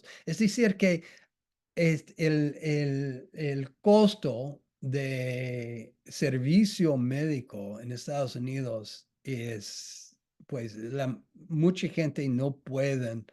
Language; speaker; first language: Spanish; non-native, fluent; English